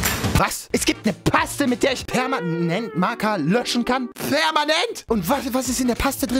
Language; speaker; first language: German; native; German